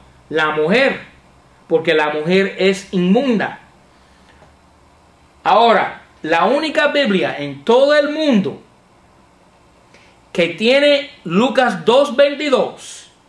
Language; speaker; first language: Spanish; non-native, fluent; English